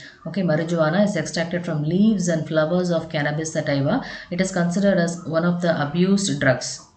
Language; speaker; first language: English; non-native, local second language; Tamil